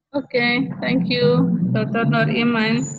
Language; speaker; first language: English; non-native, learner; Indonesian